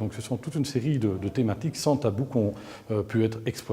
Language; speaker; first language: French; native; French